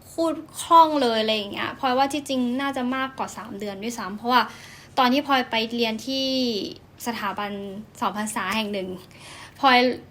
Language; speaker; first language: Thai; native; Thai